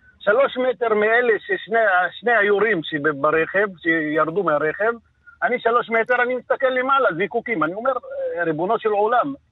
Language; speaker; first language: Hebrew; non-native, local second language; Arabic